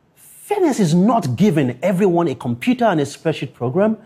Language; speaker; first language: English; non-native, local second language; Yoruba